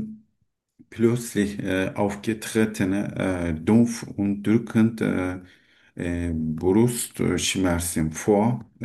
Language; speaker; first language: German; non-native, learner; Turkish